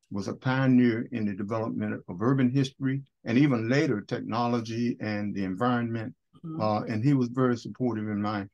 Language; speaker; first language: English; native; English